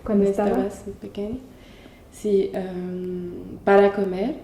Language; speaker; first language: Spanish; non-native, learner; French